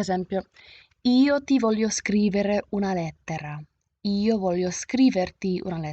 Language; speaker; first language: Italian; non-native, fluent; English